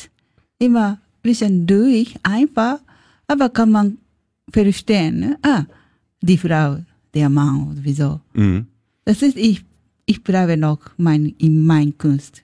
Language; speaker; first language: German; non-native, learner; Japanese